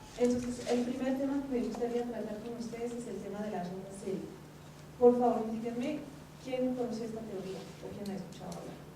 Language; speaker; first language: Spanish; non-native, fluent; French